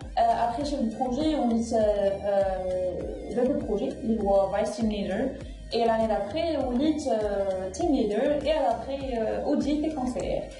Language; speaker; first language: French; non-native, local second language; Arabic